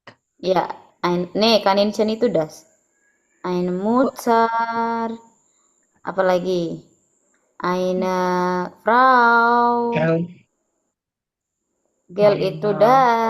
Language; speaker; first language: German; non-native, fluent; Indonesian